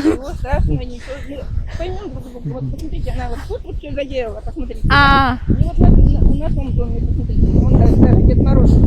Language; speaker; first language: Russian; native; Russian